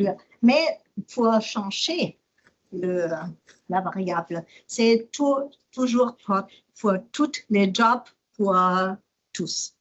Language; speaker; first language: French; non-native, learner; German